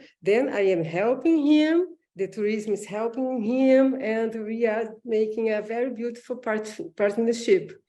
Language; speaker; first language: English; non-native, learner; Portuguese